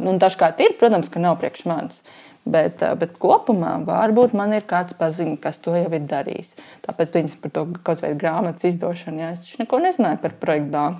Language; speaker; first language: Latvian; native; Latvian